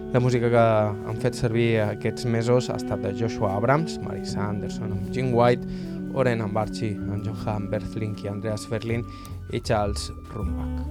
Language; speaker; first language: Catalan; native; Catalan